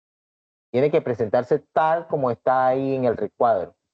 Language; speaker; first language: Spanish; native; Spanish